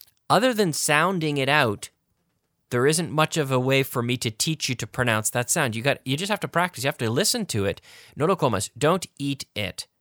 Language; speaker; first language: English; native; English